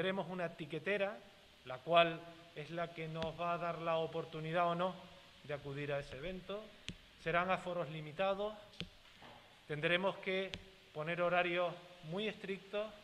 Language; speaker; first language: Spanish; native; Spanish